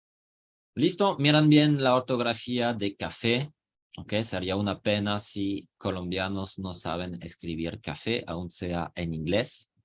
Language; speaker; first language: Spanish; non-native, fluent; French